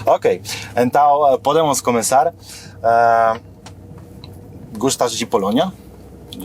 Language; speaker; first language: Portuguese; non-native, fluent; Polish